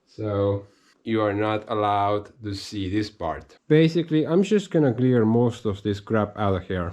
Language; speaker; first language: English; non-native, fluent; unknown